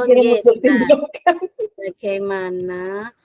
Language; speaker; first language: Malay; non-native, local second language; Javanese